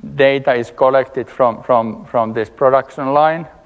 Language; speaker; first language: English; non-native, fluent; Finnish